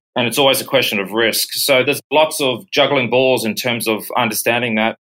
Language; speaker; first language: English; native; English